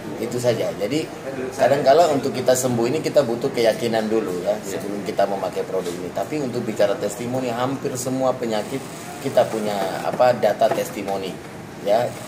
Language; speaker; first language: Indonesian; native; Indonesian